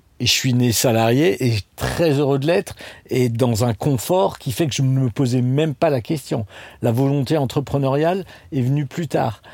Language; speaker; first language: French; native; French